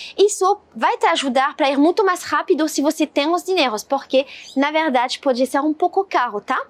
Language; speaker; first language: Portuguese; non-native, fluent; French